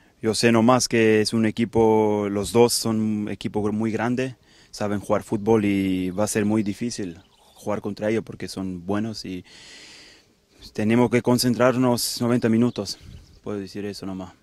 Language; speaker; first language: Spanish; early bilingual, heritage; Spanish